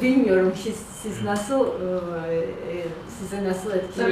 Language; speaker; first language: Turkish; non-native, learner; Georgian